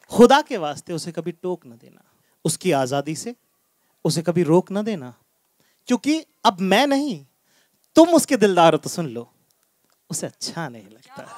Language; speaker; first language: Hindi; native; Hindi